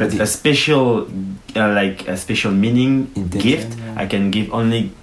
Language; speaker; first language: English; non-native, learner; French